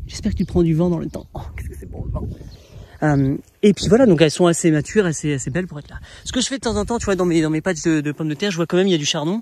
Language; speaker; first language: French; native; French